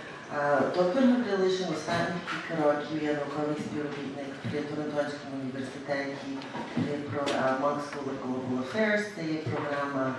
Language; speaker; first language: Ukrainian; early bilingual, heritage; Ukrainian